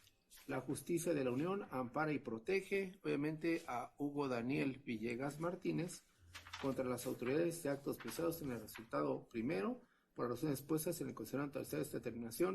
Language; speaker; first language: Spanish; native; Spanish